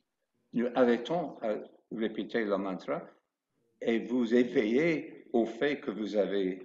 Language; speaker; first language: French; non-native, fluent; English